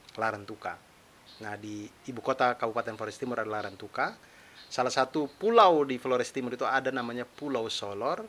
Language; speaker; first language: Indonesian; non-native, local second language; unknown